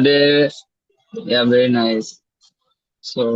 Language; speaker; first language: English; non-native, learner; Bangla